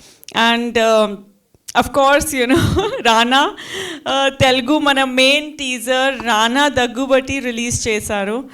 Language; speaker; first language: Telugu; non-native, fluent; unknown